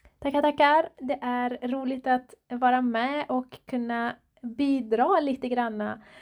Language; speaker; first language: Swedish; non-native, fluent; Persian